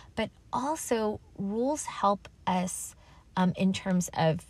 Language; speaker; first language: English; native; English